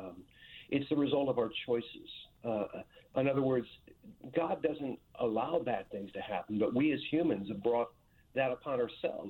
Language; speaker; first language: English; native; English